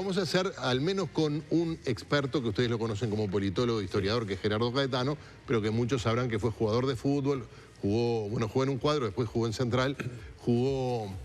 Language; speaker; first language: Spanish; native; Spanish